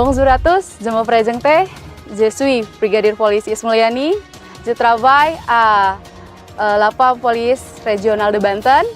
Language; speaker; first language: French; non-native, learner; Indonesian